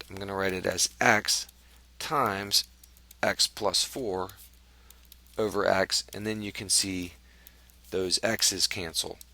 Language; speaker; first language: English; native; English